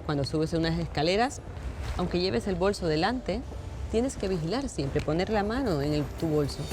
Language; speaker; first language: Spanish; native; Spanish